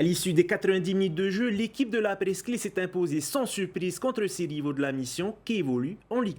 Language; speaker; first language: French; native; French